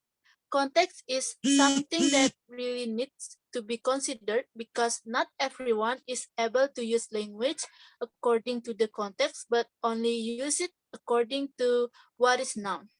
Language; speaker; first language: English; non-native, learner; Balinese